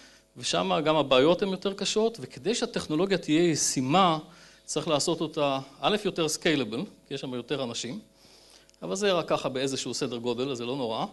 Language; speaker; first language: Hebrew; native; Hebrew